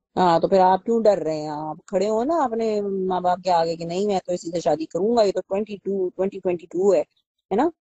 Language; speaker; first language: Urdu; native; Urdu